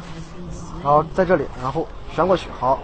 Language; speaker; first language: Chinese; native; Chinese